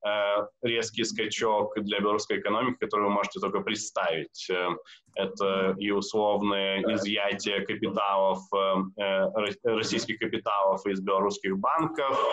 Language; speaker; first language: Russian; native; Russian